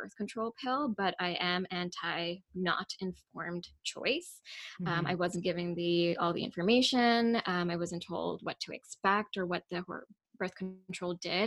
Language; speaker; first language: English; non-native, local second language; Urdu